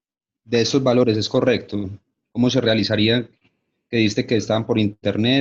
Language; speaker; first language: Spanish; native; Spanish